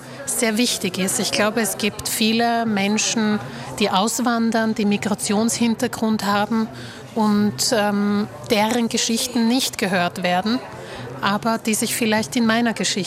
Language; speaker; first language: German; early bilingual, other home language; Slovak